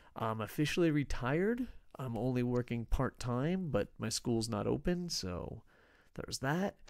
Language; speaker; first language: English; native; English